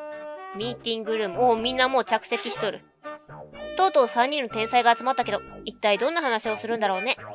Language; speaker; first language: Japanese; native; Japanese